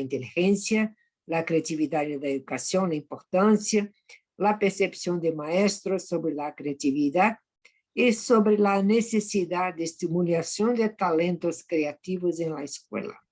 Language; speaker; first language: Spanish; non-native, fluent; Portuguese